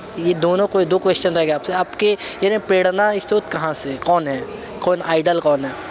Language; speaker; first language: Hindi; native; Hindi